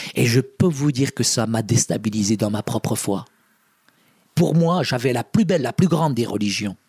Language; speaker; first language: French; early bilingual, other home language; Arabic